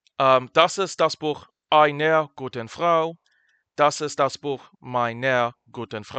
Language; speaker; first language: German; non-native, fluent; English